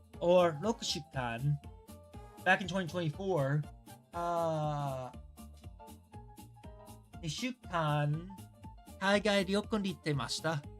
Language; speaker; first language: Japanese; non-native, learner; English